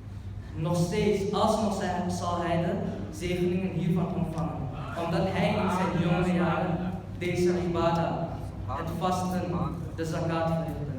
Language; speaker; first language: Dutch; early bilingual, other home language; Urdu